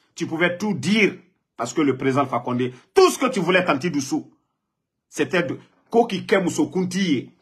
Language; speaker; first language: French; non-native, local second language; Mandingo